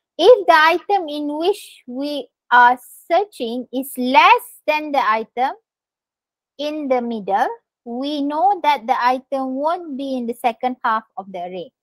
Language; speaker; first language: English; non-native, local second language; Malay